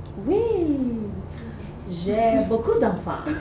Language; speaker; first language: French; non-native, learner; English